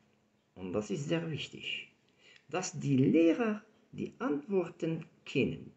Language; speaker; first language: German; non-native, fluent; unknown